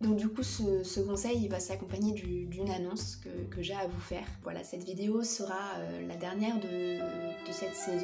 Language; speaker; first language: French; native; French